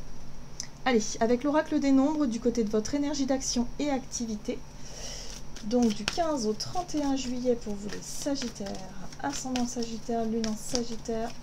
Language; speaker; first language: French; native; French